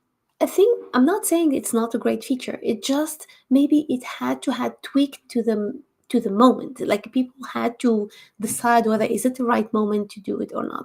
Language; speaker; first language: English; non-native, fluent; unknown